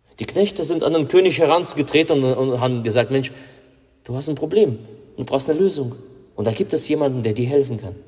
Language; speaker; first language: German; non-native, fluent; Russian